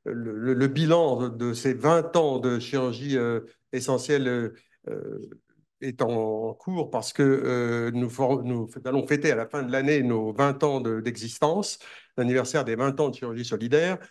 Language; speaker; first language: French; native; French